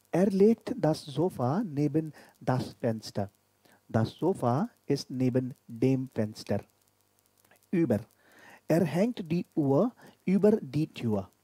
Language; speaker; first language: German; non-native, fluent; Hindi